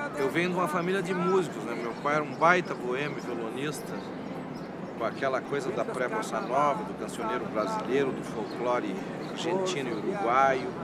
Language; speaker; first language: Portuguese; non-native, local second language; Spanish